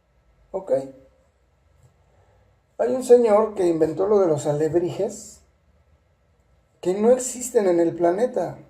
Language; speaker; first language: Spanish; native; Spanish